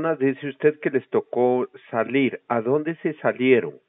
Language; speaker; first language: Spanish; native; Spanish